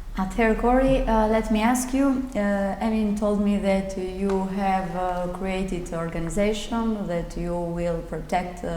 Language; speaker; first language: English; non-native, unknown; Albanian